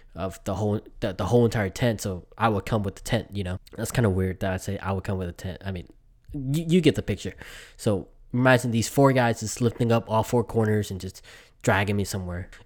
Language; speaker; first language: English; early bilingual, other home language; Vietnamese